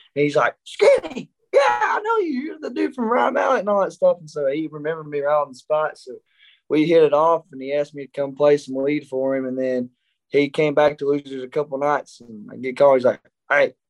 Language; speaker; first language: English; native; English